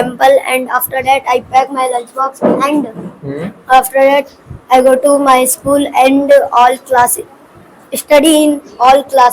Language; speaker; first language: English; non-native, learner; Hindi